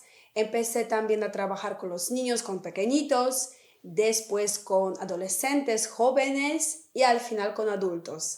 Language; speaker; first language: Spanish; non-native, fluent; Polish